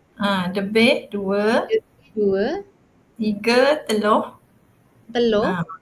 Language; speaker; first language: Malay; non-native, local second language; Māori